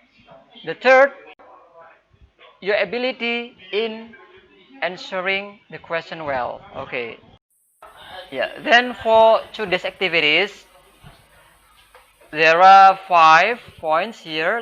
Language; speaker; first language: English; non-native, fluent; Indonesian